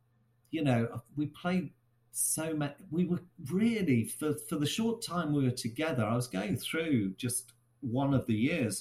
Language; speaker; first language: English; native; English